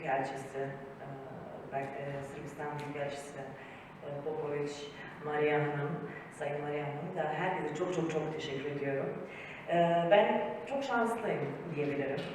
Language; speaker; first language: Turkish; early bilingual, heritage; Serbian